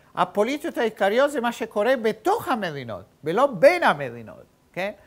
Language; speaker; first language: Hebrew; native; Hebrew